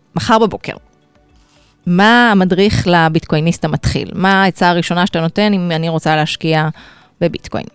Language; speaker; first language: Hebrew; native; Hebrew